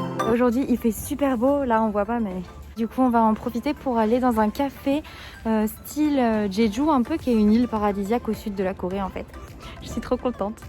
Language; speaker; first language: French; native; French